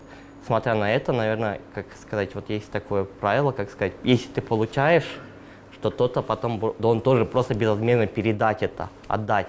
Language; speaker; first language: Russian; native; Russian